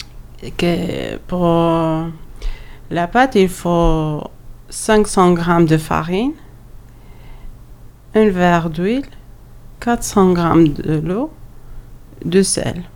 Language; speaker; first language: French; non-native, learner; Albanian